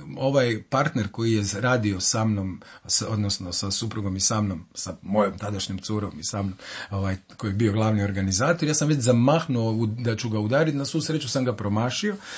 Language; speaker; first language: Croatian; native; Croatian